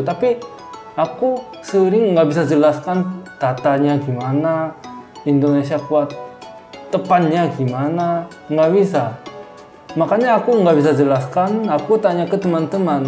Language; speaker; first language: Indonesian; non-native, fluent; Korean